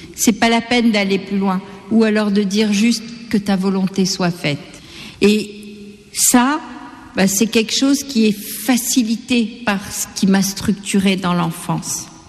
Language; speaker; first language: French; non-native, local second language; Gujarati